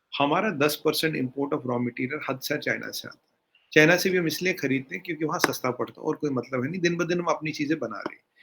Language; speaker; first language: Hindi; native; Hindi